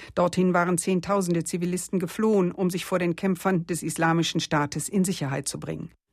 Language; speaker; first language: German; native; German